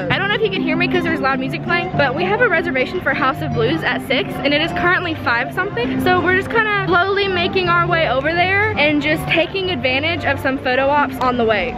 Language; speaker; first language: English; native; English